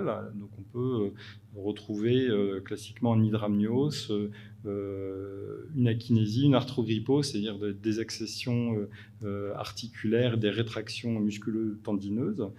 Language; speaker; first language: French; native; French